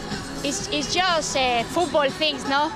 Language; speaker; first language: English; non-native, fluent; Spanish